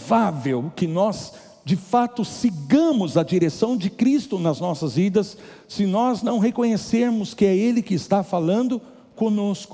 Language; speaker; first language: Portuguese; native; Portuguese